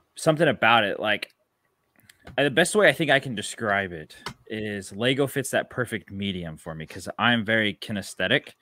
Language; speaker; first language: English; native; English